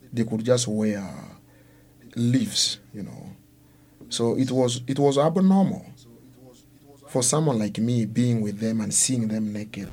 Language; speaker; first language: English; non-native, fluent; Luo (Kenya and Tanzania)